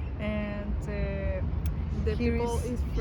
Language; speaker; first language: English; non-native, learner; Spanish